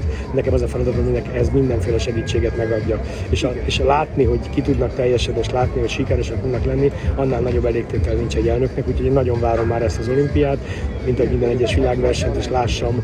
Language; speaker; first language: Hungarian; native; Hungarian